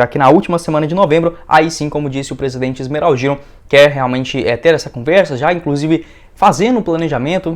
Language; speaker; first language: Portuguese; native; Portuguese